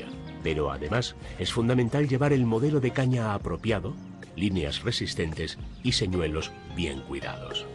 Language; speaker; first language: Spanish; native; Spanish